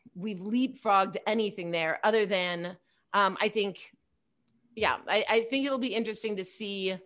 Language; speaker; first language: English; native; English